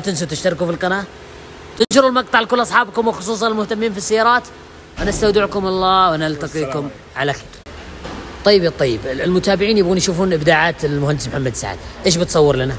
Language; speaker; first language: Arabic; native; Arabic